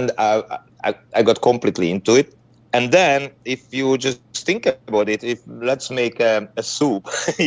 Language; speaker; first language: English; non-native, fluent; Hungarian